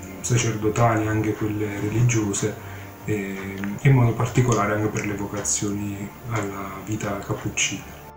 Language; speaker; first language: Italian; native; Italian